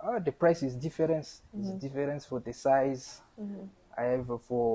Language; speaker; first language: English; non-native, learner; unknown